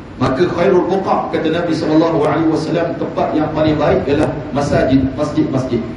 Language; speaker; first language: Malay; native; Malay